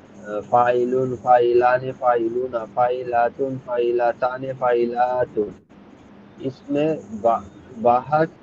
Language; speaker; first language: Arabic; non-native, learner; Bangla